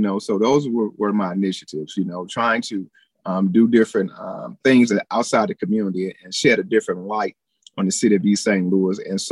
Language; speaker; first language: English; native; English